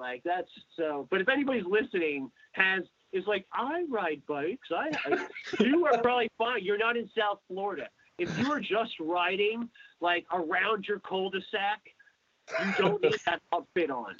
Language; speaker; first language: English; native; English